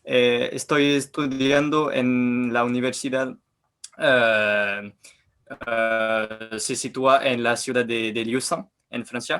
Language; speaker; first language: Spanish; non-native, learner; French